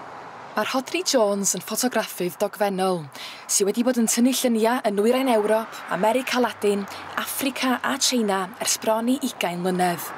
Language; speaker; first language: Welsh; native; Welsh